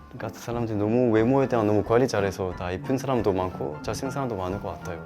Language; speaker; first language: Korean; non-native, fluent; German